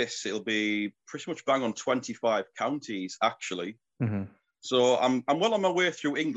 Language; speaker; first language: English; native; English